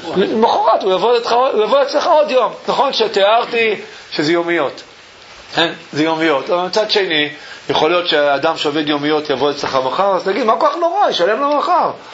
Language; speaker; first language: Hebrew; early bilingual, other home language; English